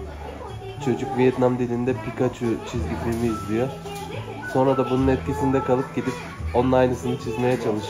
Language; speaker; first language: Turkish; native; Turkish